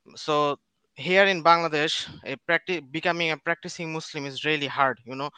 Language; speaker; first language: English; non-native, local second language; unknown